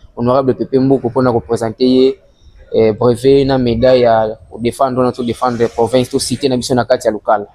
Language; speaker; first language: Lingala; non-native, local second language; Kongo